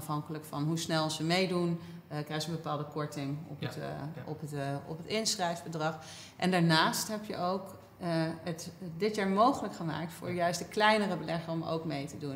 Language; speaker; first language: Dutch; native; Dutch